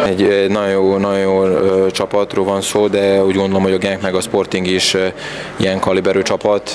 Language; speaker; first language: Hungarian; non-native, fluent; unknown